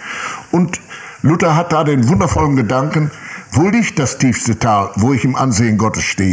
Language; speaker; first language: German; native; German